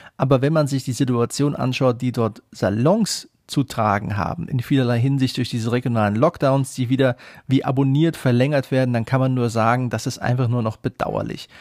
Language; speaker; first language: German; native; German